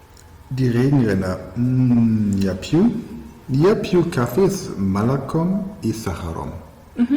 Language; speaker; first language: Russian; non-native, learner; German